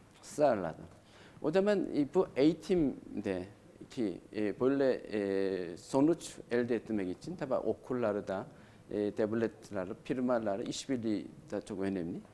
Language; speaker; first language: Turkish; non-native, learner; Korean